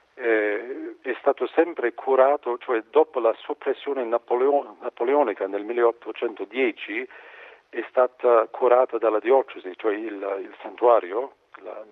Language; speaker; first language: Italian; non-native, fluent; English